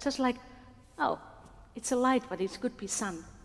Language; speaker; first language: English; non-native, fluent; Finnish